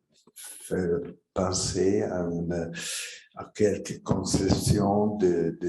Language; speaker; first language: French; non-native, fluent; Italian